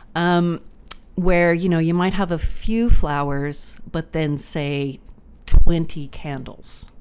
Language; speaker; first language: English; native; English